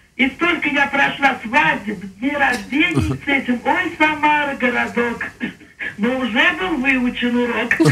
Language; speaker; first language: Russian; native; Russian